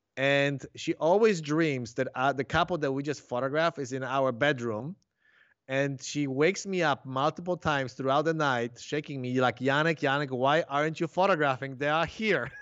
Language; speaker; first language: English; non-native, fluent; Polish